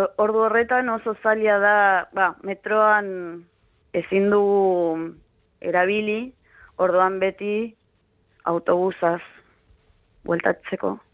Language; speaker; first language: Basque; non-native, fluent; Spanish